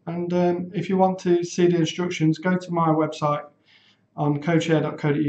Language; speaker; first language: English; native; English